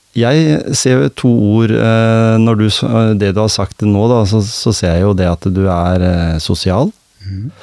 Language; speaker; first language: Norwegian; native; Norwegian